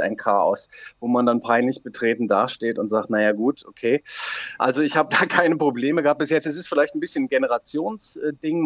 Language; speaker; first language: German; native; German